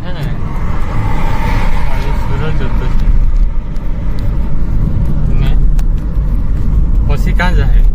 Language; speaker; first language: Gujarati; non-native, local second language; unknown